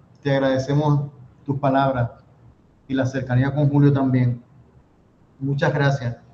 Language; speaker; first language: Spanish; native; Spanish